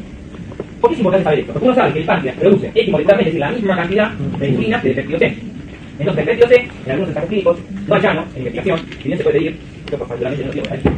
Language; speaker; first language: Spanish; native; Spanish